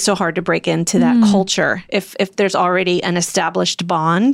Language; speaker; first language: English; native; English